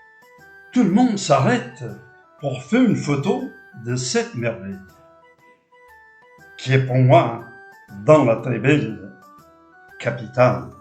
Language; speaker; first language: French; non-native, fluent; Portuguese